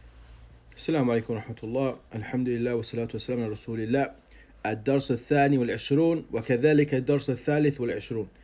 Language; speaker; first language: Arabic; non-native, fluent; English